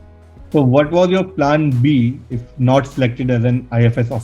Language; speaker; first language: English; non-native, local second language; Hindi